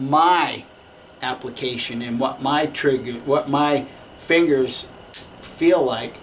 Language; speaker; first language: English; native; English